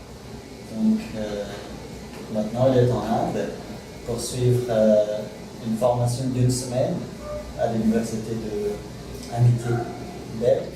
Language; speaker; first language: French; non-native, fluent; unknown